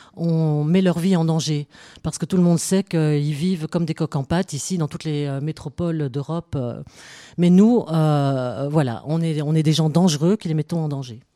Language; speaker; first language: French; native; French